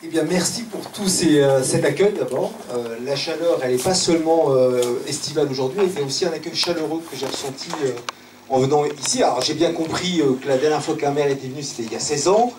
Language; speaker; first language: French; native; French